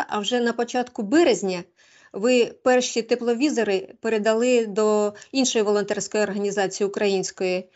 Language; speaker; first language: Ukrainian; native; Ukrainian